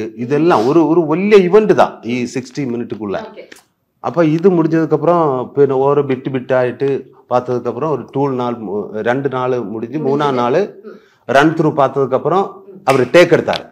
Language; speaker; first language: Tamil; non-native, learner; Malayalam